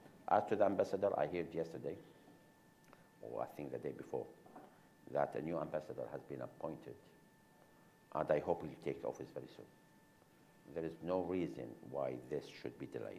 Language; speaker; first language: English; non-native, fluent; Arabic